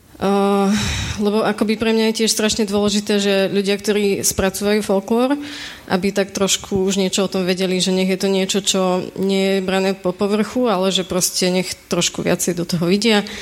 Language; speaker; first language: Slovak; native; Slovak